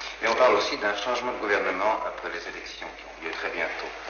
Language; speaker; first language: French; native; French